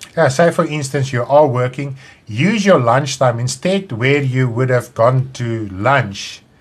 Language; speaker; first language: English; non-native, local second language; Afrikaans